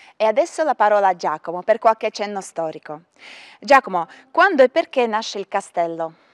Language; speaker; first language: Italian; native; Italian